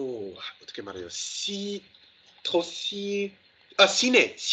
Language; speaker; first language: Korean; non-native, learner; English